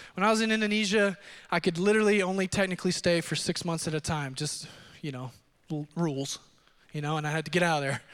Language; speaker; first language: English; native; English